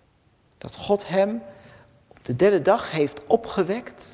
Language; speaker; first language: Dutch; native; Dutch